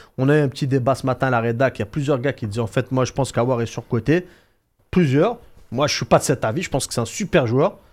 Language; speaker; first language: French; native; French